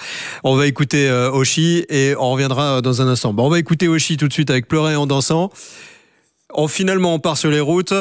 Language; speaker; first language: French; native; French